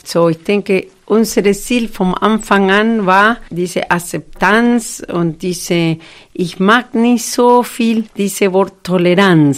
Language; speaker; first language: German; non-native, fluent; Spanish